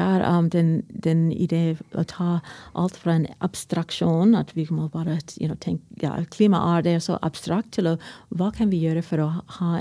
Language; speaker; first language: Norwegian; non-native, fluent; English